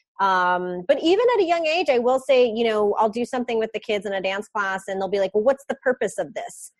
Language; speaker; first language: English; native; English